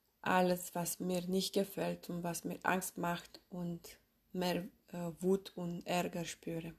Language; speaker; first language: German; non-native, fluent; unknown